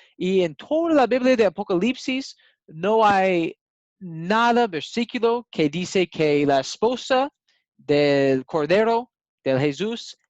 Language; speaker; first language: Spanish; non-native, learner; English